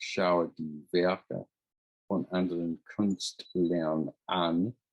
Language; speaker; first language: German; non-native, fluent; English